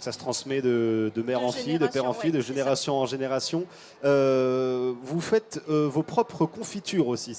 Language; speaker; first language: French; native; French